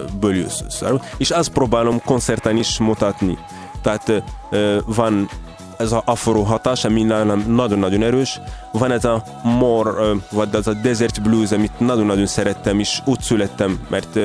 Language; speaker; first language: Hungarian; non-native, learner; Arabic